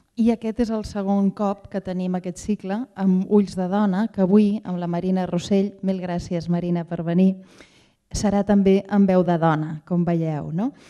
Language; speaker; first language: Catalan; native; Catalan